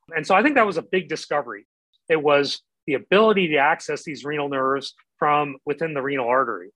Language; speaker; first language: English; native; English